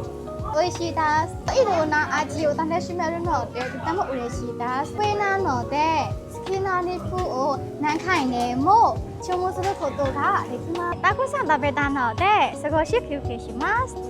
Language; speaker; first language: Japanese; non-native, learner; Burmese